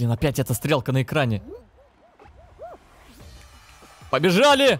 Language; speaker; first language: Russian; native; Russian